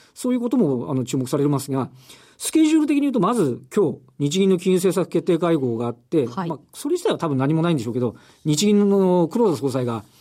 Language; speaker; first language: Japanese; native; Japanese